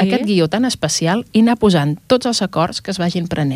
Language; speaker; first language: Catalan; native; Catalan